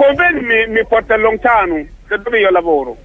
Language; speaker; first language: Italian; non-native, local second language; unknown